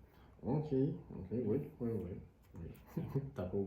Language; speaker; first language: French; non-native, fluent; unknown